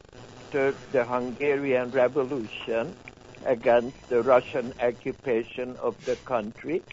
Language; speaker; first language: English; non-native, fluent; Hungarian